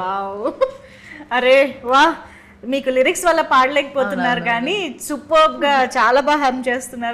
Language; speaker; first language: Telugu; native; Telugu